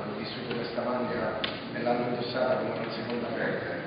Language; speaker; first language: Italian; native; Italian